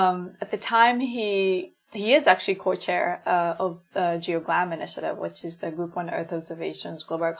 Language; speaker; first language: English; non-native, local second language; Ganda